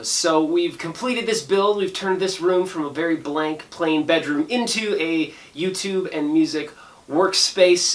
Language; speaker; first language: English; native; English